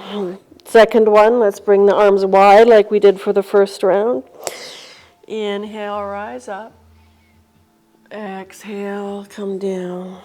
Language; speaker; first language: English; native; English